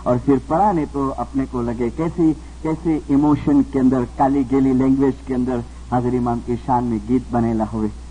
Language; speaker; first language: Hindi; non-native, local second language; Gujarati